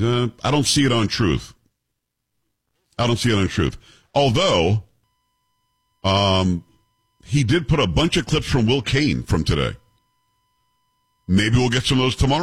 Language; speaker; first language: English; native; English